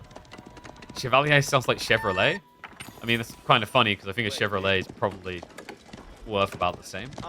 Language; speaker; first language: English; native; English